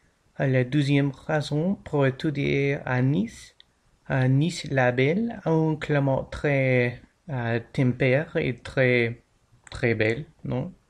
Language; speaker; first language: French; non-native, learner; English